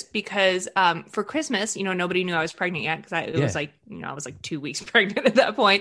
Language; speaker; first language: English; early bilingual, other home language; Russian